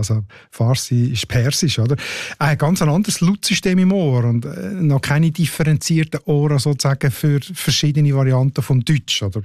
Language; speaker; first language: German; native; German